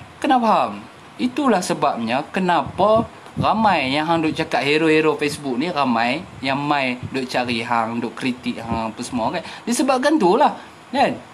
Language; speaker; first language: Malay; native; Malay